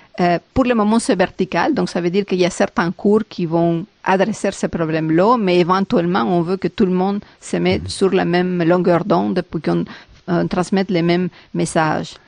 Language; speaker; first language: French; non-native, fluent; Spanish